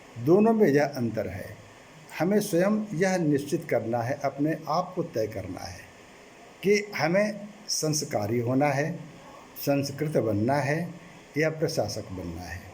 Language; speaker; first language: Hindi; native; Hindi